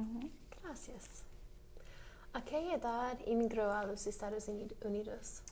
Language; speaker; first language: Spanish; non-native, learner; English